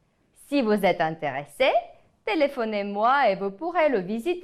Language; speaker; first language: French; non-native, fluent; Ukrainian